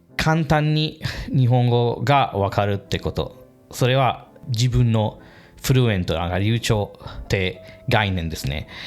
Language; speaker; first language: Japanese; non-native, fluent; English